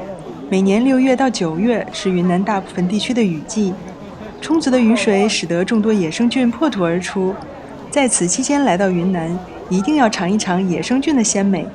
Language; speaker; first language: Chinese; native; Chinese